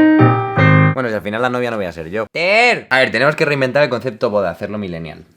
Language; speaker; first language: Spanish; native; Spanish